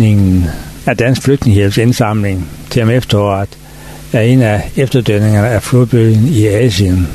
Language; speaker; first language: Danish; native; Danish